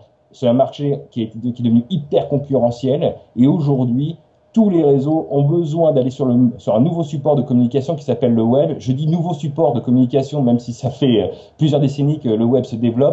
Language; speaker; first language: French; native; French